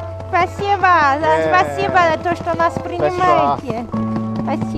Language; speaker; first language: Russian; non-native, learner; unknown